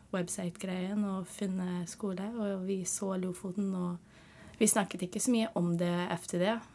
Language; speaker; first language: Norwegian; early bilingual, heritage; Norwegian